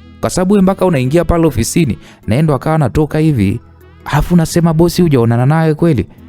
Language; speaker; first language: Swahili; native; Swahili